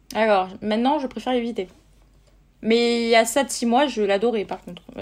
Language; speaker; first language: French; native; French